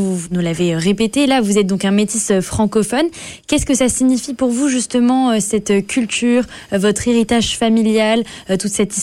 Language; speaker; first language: French; native; French